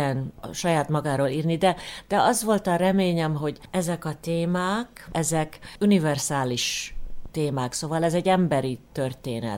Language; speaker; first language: Hungarian; early bilingual, heritage; Hungarian